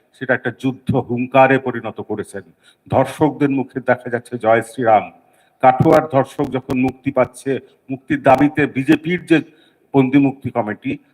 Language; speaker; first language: Bangla; native; Bangla